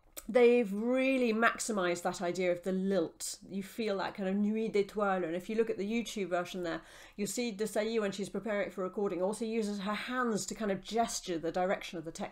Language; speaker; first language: English; native; English